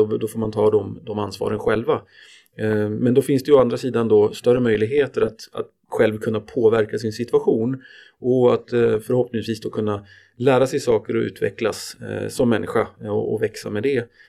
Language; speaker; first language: Swedish; native; Swedish